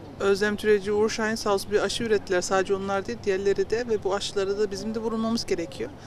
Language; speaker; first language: Turkish; early bilingual, heritage; Turkish